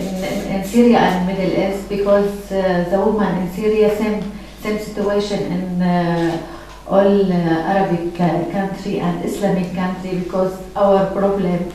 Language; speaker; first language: English; non-native, learner; Arabic